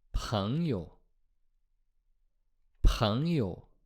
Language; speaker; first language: Chinese; non-native, fluent; Polish